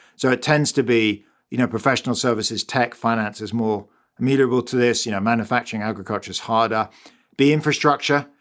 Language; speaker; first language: English; native; English